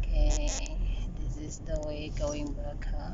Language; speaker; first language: English; non-native, learner; Filipino